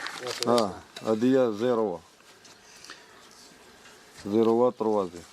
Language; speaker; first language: French; non-native, learner; Arabic